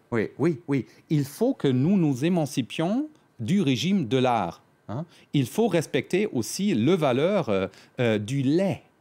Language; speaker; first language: French; non-native, fluent; German